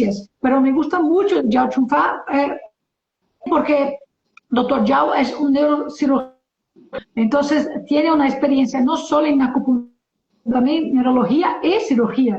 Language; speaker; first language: Spanish; non-native, learner; Portuguese